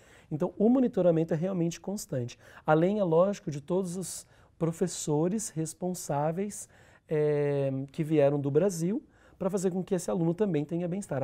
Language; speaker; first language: Portuguese; native; Portuguese